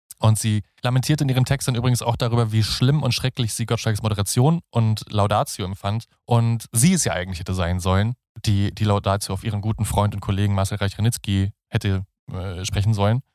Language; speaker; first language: German; native; German